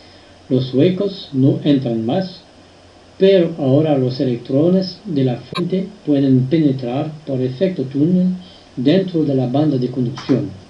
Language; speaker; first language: Spanish; non-native, fluent; French